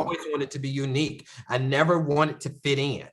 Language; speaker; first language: English; native; English